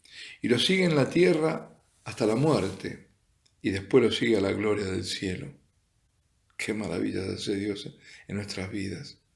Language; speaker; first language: Spanish; native; Spanish